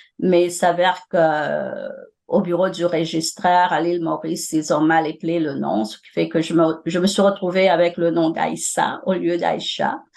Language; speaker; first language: French; non-native, local second language; Morisyen